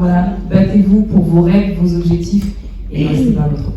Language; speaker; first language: French; native; French